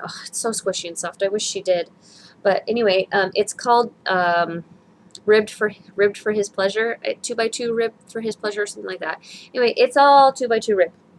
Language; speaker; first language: English; native; English